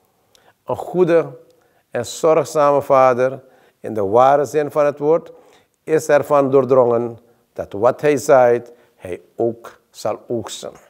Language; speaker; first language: Dutch; native; Dutch